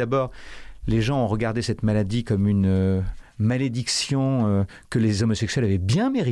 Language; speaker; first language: French; native; French